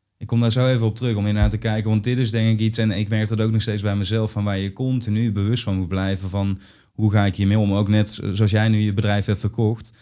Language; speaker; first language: Dutch; native; Dutch